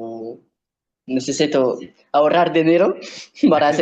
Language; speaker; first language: Spanish; non-native, learner; Arabic